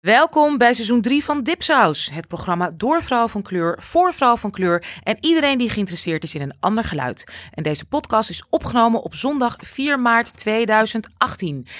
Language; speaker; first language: Dutch; native; Dutch